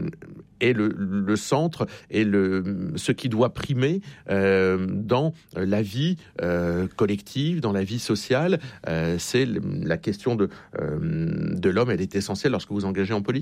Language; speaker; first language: French; native; French